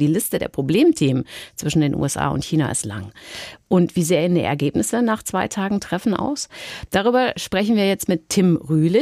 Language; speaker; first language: German; native; German